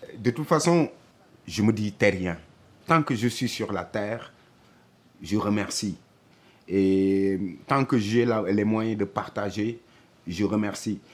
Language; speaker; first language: French; non-native, local second language; Wolof